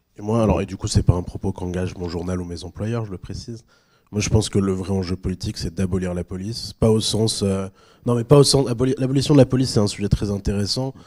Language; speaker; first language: French; native; French